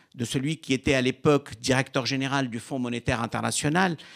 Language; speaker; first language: French; non-native, local second language; Arabic